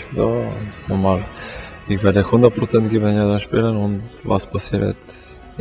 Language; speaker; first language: German; non-native, learner; Bulgarian